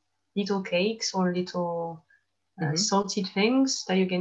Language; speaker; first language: English; non-native, fluent; French